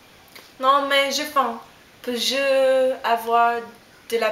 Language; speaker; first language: French; non-native, learner; English